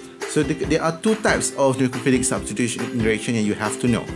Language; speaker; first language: English; non-native, local second language; Malay